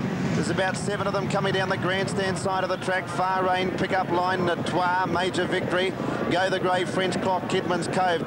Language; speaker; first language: English; native; English